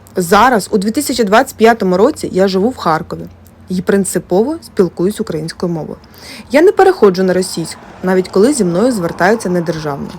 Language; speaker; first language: Ukrainian; native; Ukrainian